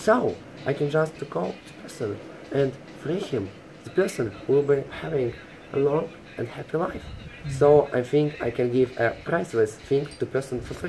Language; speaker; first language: English; non-native, fluent; Russian